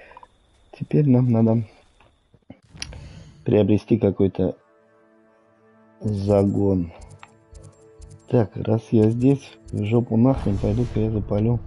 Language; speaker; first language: Russian; native; Russian